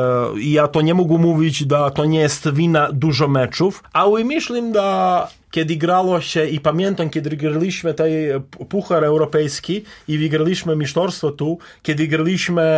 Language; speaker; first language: Polish; non-native, learner; Serbian